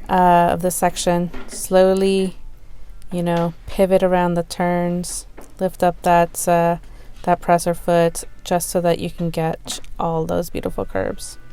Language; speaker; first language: English; native; English